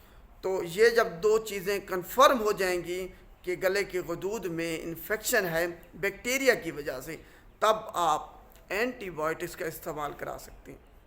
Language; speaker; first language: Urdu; non-native, local second language; Punjabi